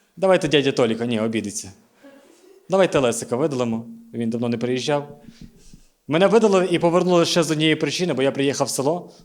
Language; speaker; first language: Ukrainian; native; Ukrainian